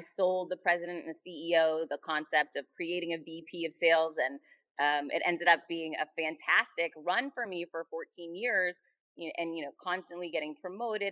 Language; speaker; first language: English; native; English